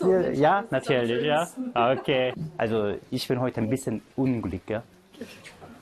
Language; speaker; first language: German; non-native, learner; Korean